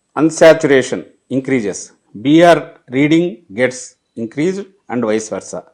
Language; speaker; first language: English; non-native, local second language; Telugu